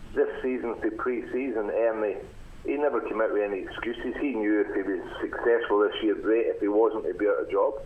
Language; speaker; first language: English; native; English